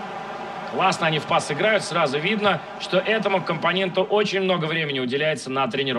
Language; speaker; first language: Russian; native; Russian